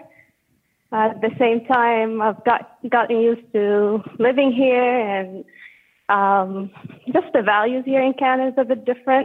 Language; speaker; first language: English; non-native, fluent; Arabic